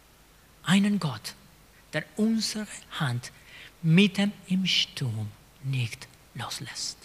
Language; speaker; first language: German; non-native, fluent; Spanish